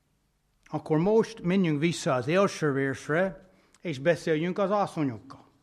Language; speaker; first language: Hungarian; non-native, fluent; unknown